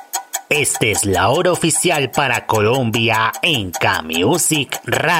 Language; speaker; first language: Spanish; native; Spanish